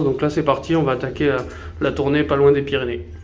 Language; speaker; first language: French; native; French